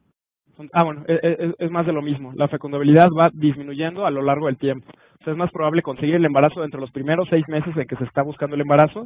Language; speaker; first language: Spanish; native; Spanish